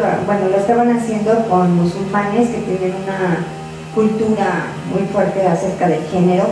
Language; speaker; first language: Spanish; native; Spanish